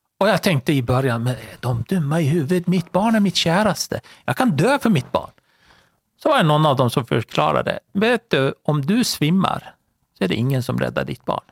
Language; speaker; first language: Swedish; non-native, fluent; Persian